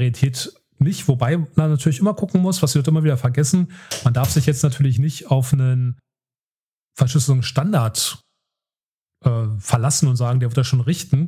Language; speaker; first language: German; native; German